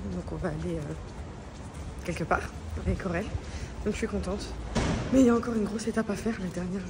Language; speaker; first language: French; native; French